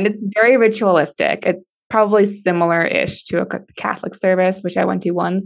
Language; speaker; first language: English; early bilingual, other home language; Russian